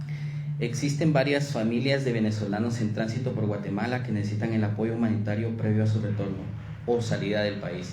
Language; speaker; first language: Spanish; native; Spanish